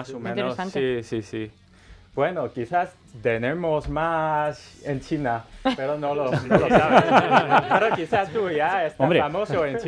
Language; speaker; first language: Spanish; non-native, learner; Chinese